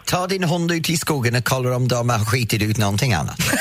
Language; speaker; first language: Swedish; non-native, fluent; English